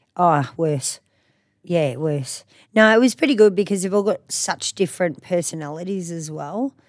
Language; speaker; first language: English; native; English